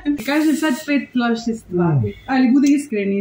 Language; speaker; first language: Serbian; non-native, learner; Spanish